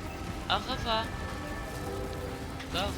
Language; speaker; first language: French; non-native, learner; English